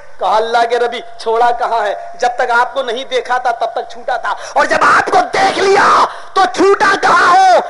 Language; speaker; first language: Urdu; native; Urdu